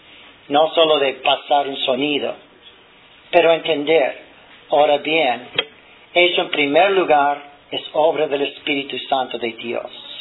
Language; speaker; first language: Spanish; non-native, fluent; English